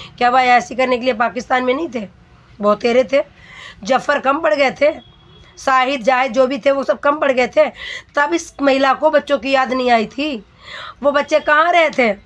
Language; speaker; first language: Hindi; native; Hindi